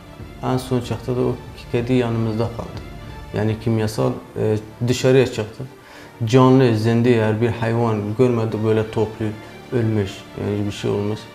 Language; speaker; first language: Turkish; non-native, learner; Kurdish